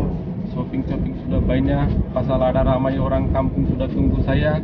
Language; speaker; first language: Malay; non-native, learner; Bangla